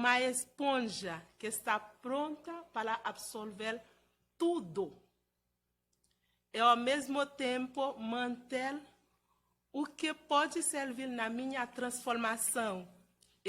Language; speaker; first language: Portuguese; non-native, fluent; Haitian Creole